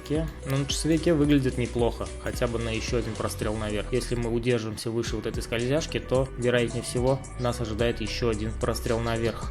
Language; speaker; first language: Russian; native; Russian